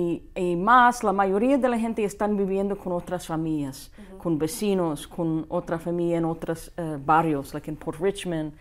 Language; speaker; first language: Spanish; non-native, fluent; English